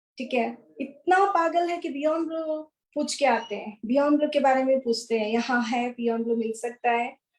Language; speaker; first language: Hindi; non-native, local second language; Kannada